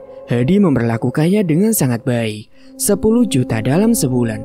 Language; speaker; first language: Indonesian; native; Indonesian